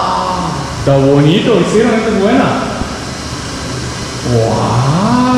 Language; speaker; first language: Spanish; non-native, learner; Japanese